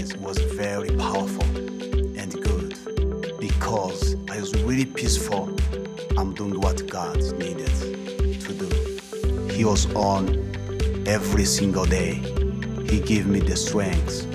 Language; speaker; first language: English; non-native, local second language; Kinyarwanda